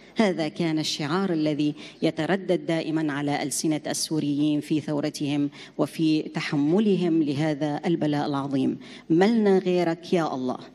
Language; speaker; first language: Arabic; native; Arabic